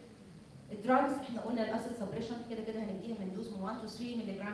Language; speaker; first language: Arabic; native; Arabic